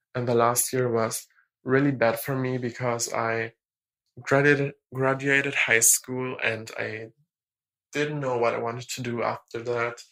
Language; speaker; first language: English; non-native, fluent; German